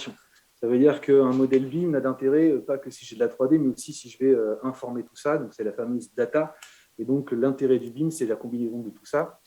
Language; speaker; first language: French; native; French